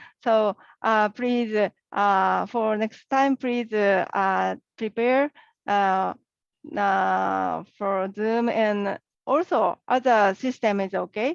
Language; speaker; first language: English; non-native, learner; Japanese